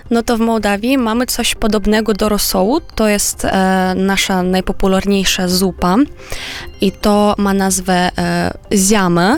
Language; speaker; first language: Polish; non-native, fluent; Romanian